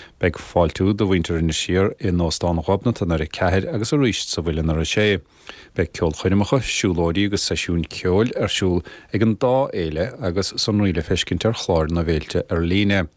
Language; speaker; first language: Irish; native; Irish